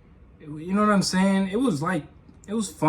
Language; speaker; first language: English; native; English